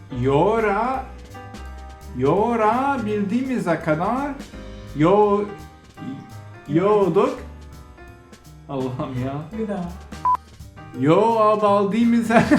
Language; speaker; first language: Turkish; non-native, learner; English